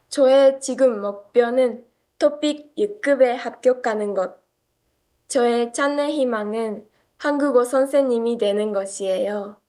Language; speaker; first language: Korean; non-native, fluent; Japanese